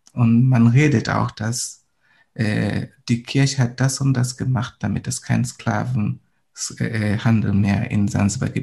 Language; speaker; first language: German; non-native, fluent; Swahili